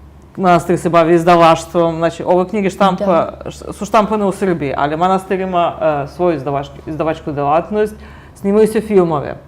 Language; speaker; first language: Bosnian; native; Bosnian